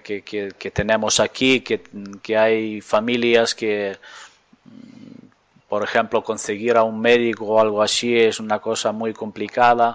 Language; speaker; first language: Spanish; non-native, fluent; Ukrainian